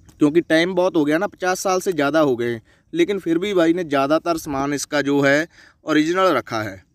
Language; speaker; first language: Hindi; non-native, local second language; Punjabi